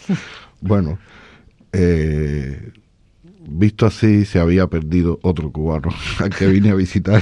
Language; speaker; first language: Spanish; native; Spanish